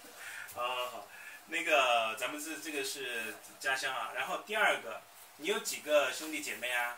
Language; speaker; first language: Chinese; native; Chinese